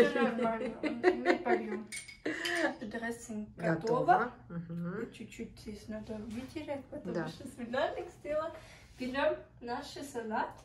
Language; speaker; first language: Russian; early bilingual, heritage; Russian